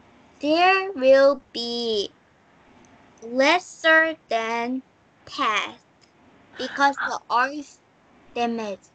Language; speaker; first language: English; non-native, learner; Korean